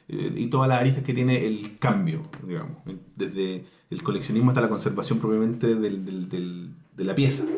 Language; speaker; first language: Spanish; native; Spanish